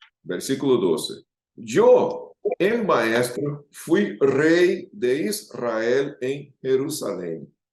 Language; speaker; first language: Spanish; non-native, fluent; Portuguese